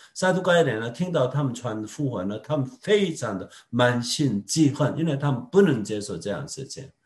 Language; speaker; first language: Chinese; non-native, fluent; Korean